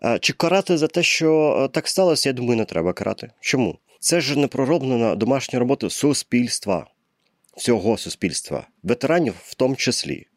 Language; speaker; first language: Ukrainian; non-native, local second language; Russian